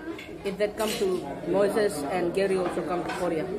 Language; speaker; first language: English; non-native, learner; Hindi